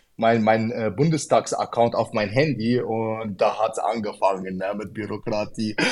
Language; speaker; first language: German; early bilingual, other home language; Arabic